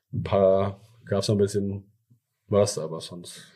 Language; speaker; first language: German; early bilingual, other home language; Thai